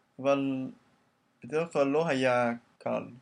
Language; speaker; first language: Hebrew; non-native, learner; English